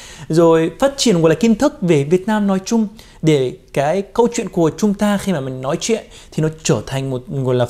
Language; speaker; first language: Vietnamese; non-native, fluent; Arabic